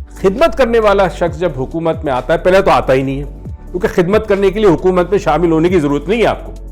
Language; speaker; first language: Urdu; native; Urdu